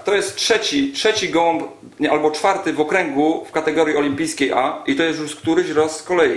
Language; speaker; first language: Polish; native; Polish